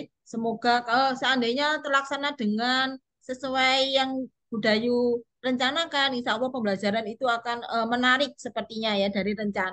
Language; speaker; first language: Indonesian; native; Indonesian